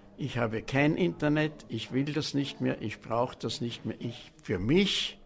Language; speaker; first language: German; native; German